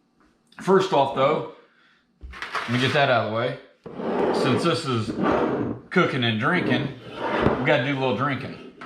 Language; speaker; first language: English; native; English